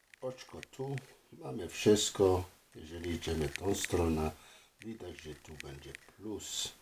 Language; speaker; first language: Polish; non-native, fluent; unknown